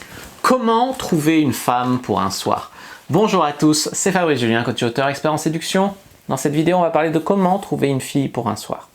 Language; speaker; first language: French; native; French